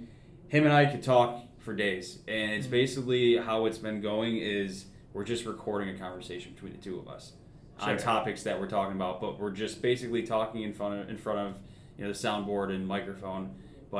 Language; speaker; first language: English; native; English